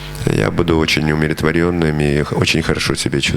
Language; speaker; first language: Russian; native; Russian